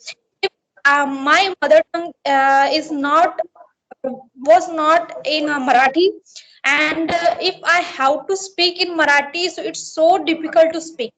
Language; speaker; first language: English; non-native, learner; Marathi